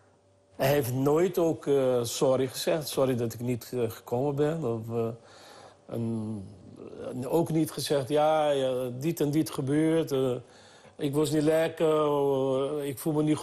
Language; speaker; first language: Dutch; non-native, fluent; Portuguese